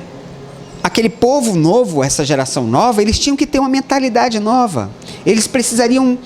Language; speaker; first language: Portuguese; native; Portuguese